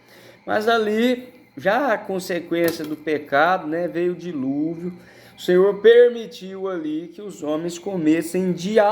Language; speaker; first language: Portuguese; native; Portuguese